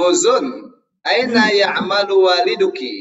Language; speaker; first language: Arabic; non-native, fluent; Indonesian